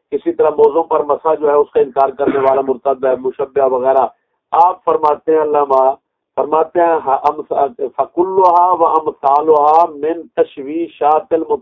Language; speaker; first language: Urdu; non-native, local second language; Punjabi